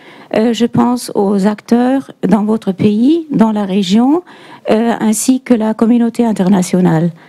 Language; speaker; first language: French; non-native, fluent; Norwegian